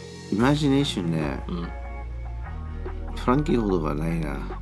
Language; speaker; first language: Japanese; native; Japanese